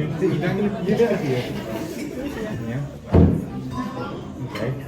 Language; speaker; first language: Polish; native; Polish